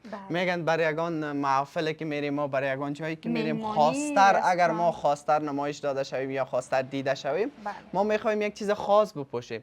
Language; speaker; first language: Persian; native; Persian